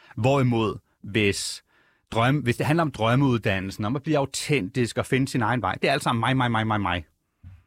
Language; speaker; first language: Danish; native; Danish